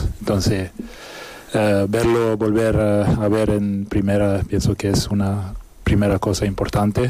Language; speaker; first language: Spanish; non-native, fluent; French